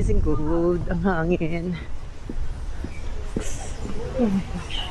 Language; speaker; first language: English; non-native, local second language; Filipino